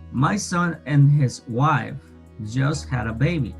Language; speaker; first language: English; non-native, fluent; Spanish